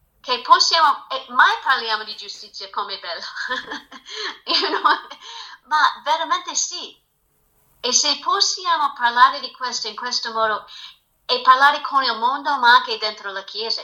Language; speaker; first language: Italian; non-native, fluent; English